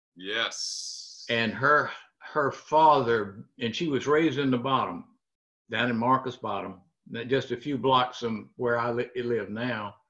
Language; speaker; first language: English; native; English